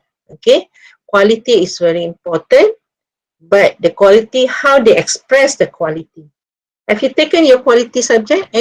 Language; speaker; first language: English; non-native, local second language; Malay